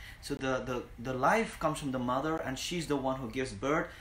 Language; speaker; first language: English; non-native, local second language; Khasi